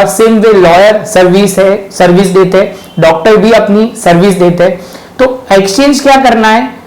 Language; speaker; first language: Hindi; non-native, local second language; Gujarati